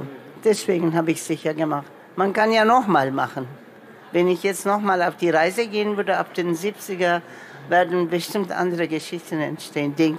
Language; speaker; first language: German; non-native, local second language; Turkish